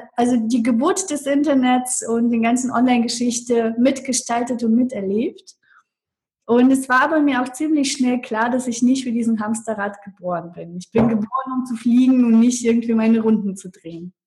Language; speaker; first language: German; non-native, fluent; Russian